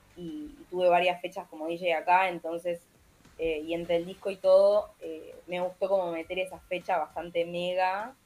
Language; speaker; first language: Spanish; native; Spanish